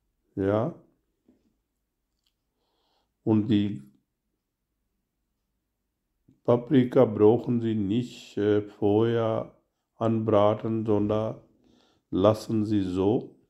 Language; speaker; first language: German; non-native, learner; Urdu